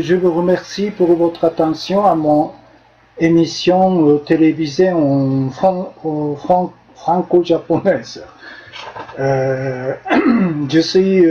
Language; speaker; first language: French; non-native, fluent; Japanese